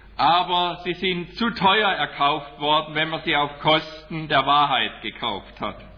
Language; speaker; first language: German; native; German